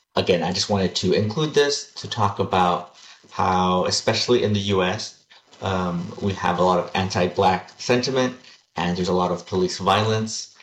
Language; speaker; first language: English; early bilingual, other home language; Spanish